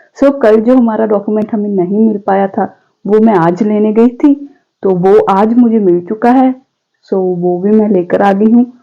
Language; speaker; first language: Hindi; non-native, local second language; Punjabi